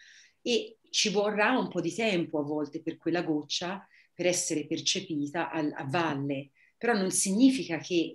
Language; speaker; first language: Italian; native; Italian